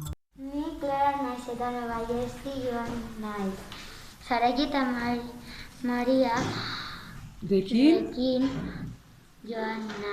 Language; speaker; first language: Basque; non-native, learner; Spanish